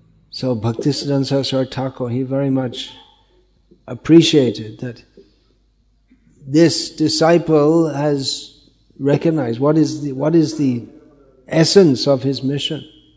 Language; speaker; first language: English; native; English